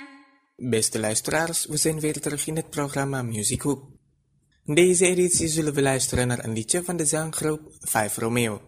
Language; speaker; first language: Dutch; non-native, fluent; Indonesian